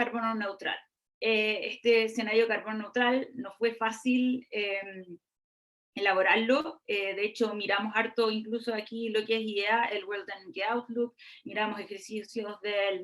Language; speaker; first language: Spanish; native; Spanish